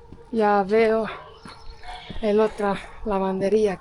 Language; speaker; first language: Spanish; non-native, fluent; Portuguese